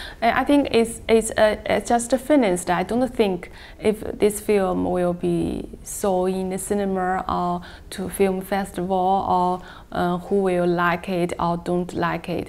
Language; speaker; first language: English; non-native, learner; Chinese